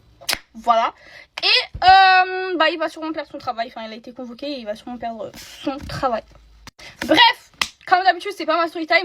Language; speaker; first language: French; native; French